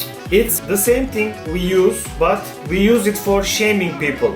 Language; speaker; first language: English; non-native, fluent; Turkish